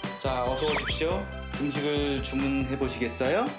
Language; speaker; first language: Korean; native; Korean